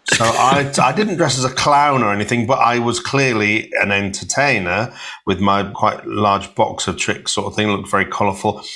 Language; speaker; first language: English; native; English